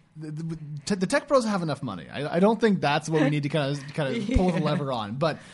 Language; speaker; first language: English; native; English